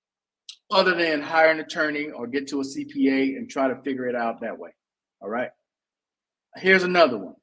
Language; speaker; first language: English; native; English